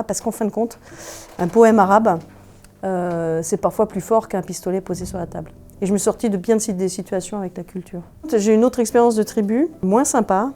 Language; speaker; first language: French; native; French